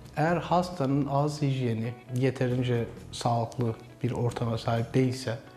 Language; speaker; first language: Turkish; native; Turkish